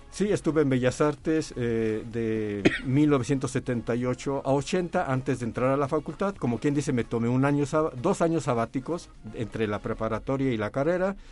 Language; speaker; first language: Spanish; native; Spanish